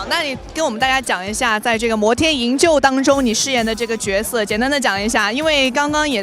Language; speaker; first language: Chinese; native; Chinese